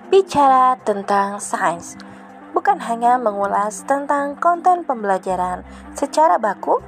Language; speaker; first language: Indonesian; native; Indonesian